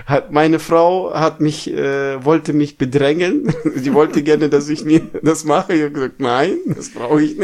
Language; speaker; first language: German; non-native, fluent; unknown